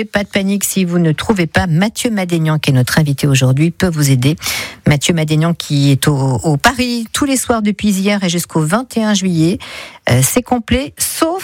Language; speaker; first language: French; native; French